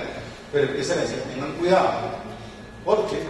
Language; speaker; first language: Spanish; native; Spanish